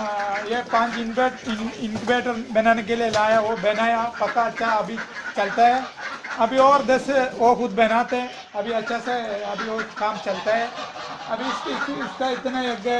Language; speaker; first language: Hindi; non-native, local second language; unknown